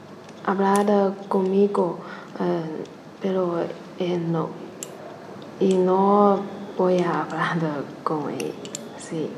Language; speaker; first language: Spanish; non-native, learner; Chinese